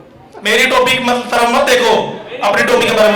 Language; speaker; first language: Hindi; native; Hindi